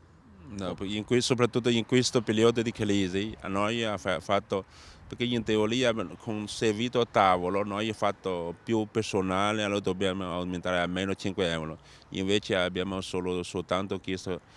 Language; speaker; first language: Italian; non-native, learner; Chinese